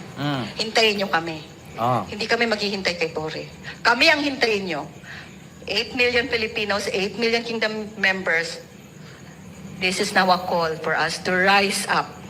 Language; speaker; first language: Filipino; native; Filipino